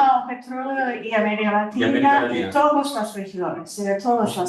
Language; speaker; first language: Spanish; non-native, fluent; English